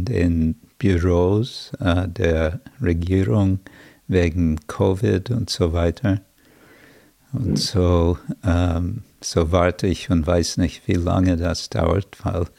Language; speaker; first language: German; non-native, fluent; English